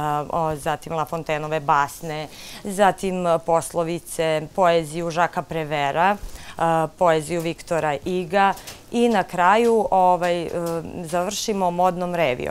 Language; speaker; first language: Serbian; native; Serbian